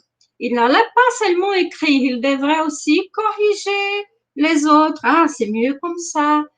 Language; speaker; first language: French; non-native, fluent; Portuguese